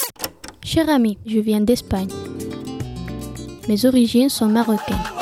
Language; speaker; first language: French; non-native, learner; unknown